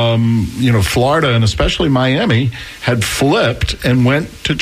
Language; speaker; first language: English; native; English